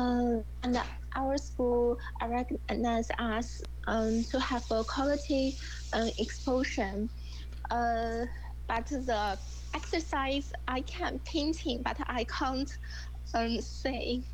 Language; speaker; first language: English; non-native, learner; Chinese